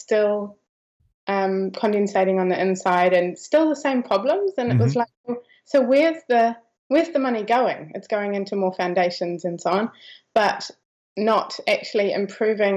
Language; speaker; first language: English; native; English